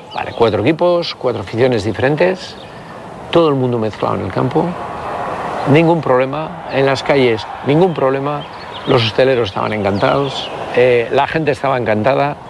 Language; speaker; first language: Spanish; native; Spanish